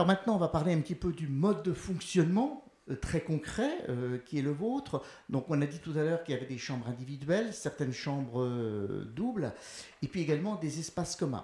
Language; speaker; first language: French; native; French